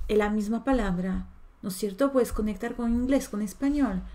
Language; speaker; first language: Spanish; non-native, fluent; Polish